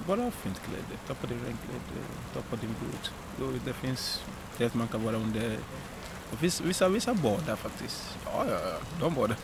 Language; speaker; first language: Swedish; non-native, fluent; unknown